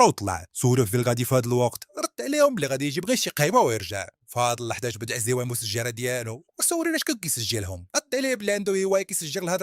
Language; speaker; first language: Arabic; native; Arabic